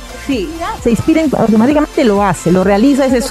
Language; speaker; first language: Spanish; native; Spanish